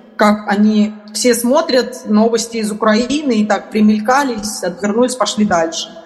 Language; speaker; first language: Russian; native; Russian